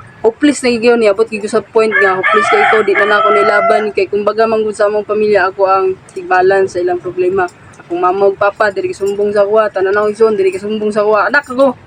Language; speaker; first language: Cebuano; non-native, local second language; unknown